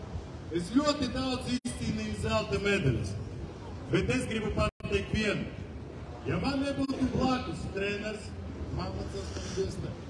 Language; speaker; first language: Latvian; non-native, local second language; Russian